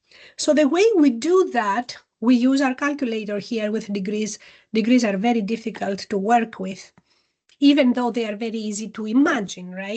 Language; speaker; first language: English; non-native, fluent; Greek